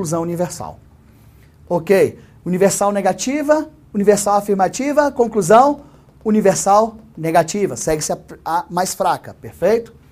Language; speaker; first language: Portuguese; native; Portuguese